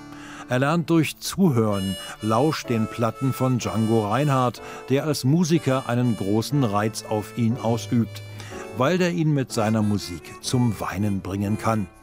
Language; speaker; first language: German; native; German